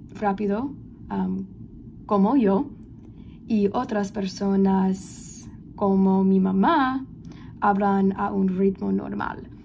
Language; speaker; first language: Spanish; non-native, learner; English